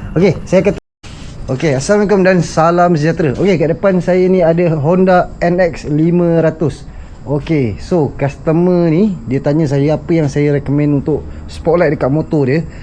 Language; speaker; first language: Malay; native; Malay